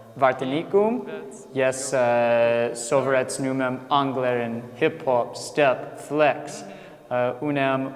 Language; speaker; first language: Armenian; non-native, learner; English